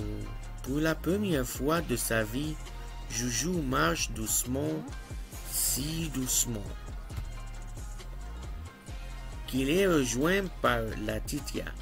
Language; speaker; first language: French; non-native, fluent; Arabic